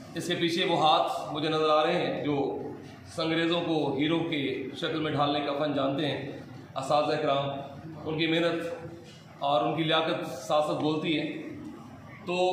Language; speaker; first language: Urdu; non-native, local second language; Punjabi